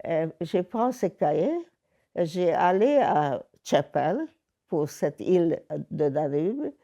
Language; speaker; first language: French; non-native, learner; Hungarian